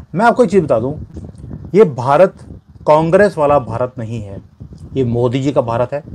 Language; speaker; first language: Hindi; native; Hindi